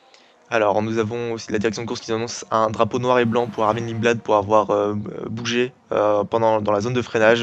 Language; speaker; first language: French; native; French